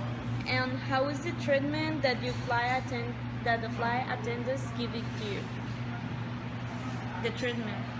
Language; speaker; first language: English; non-native, learner; Spanish